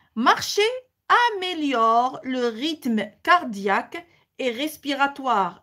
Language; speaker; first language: French; non-native, local second language; Arabic